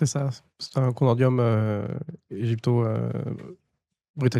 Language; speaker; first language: French; non-native, fluent; Arabic